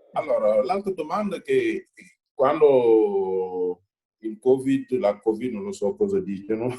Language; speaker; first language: Italian; non-native, fluent; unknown